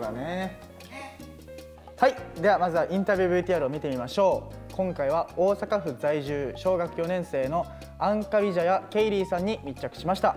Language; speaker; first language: Japanese; native; Japanese